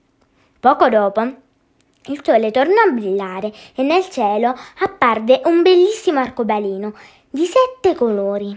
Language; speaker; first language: Italian; native; Italian